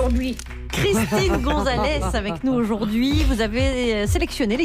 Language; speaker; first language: French; native; French